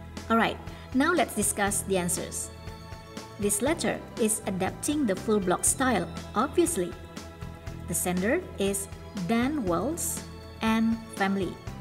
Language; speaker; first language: English; non-native, fluent; Indonesian